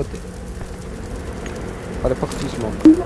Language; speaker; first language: French; native; French